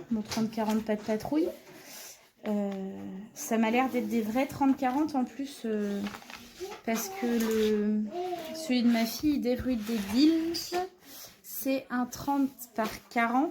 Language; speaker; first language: French; native; French